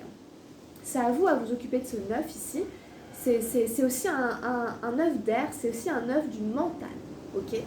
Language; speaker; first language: French; native; French